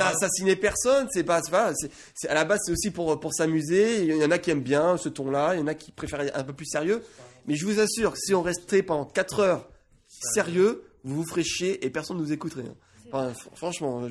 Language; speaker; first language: French; native; French